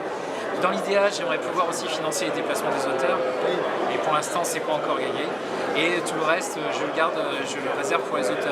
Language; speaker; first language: French; native; French